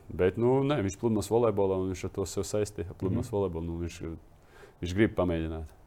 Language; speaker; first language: Latvian; non-native, local second language; Russian